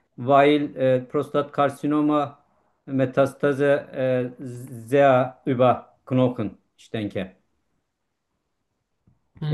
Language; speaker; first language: German; non-native, learner; Turkish